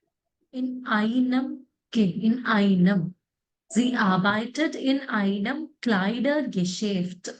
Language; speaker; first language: German; non-native, fluent; Malayalam